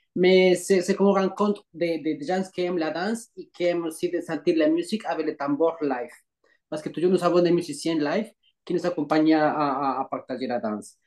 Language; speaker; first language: French; non-native, learner; Spanish